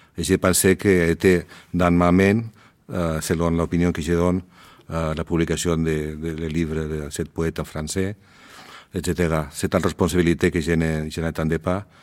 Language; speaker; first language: French; non-native, learner; Spanish